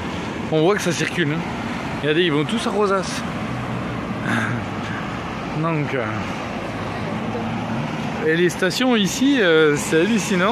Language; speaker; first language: French; native; French